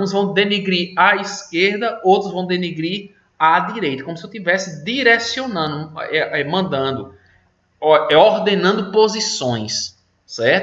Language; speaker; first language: Portuguese; native; Portuguese